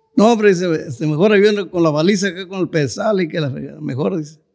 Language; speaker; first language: Spanish; native; Spanish